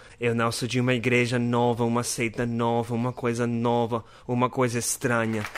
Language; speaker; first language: Portuguese; non-native, learner; English